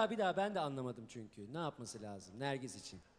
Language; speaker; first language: Turkish; native; Turkish